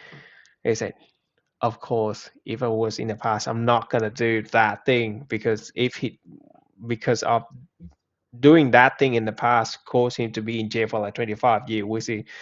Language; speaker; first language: English; non-native, fluent; Vietnamese